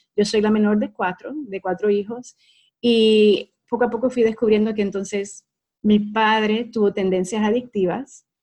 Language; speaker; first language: Spanish; native; Spanish